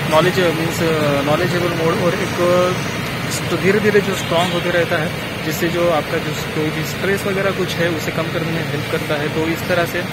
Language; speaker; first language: Hindi; non-native, local second language; Marathi